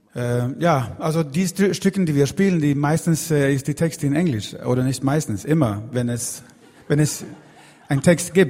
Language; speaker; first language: German; non-native, fluent; Swedish